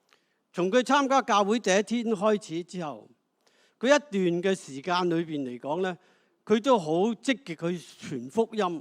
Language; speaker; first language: Cantonese; native; Cantonese